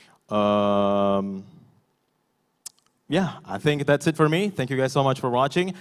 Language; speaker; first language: English; non-native, fluent; Indonesian